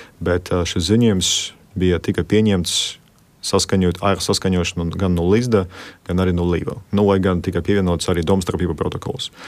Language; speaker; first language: Latvian; non-native, local second language; Russian